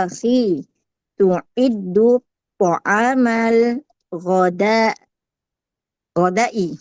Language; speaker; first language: Arabic; non-native, learner; Indonesian